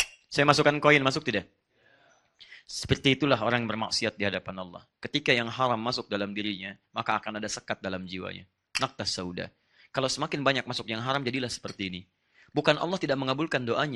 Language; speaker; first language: Indonesian; non-native, fluent; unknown